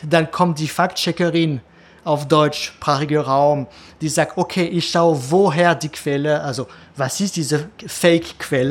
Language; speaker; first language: German; non-native, fluent; French